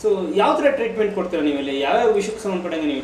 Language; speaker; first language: Kannada; native; Kannada